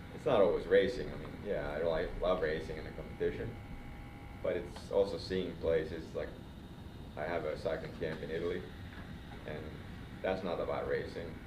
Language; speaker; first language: English; non-native, fluent; Swedish